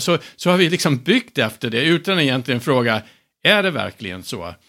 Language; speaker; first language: Swedish; non-native, fluent; English